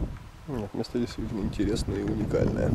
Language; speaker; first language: Russian; native; Russian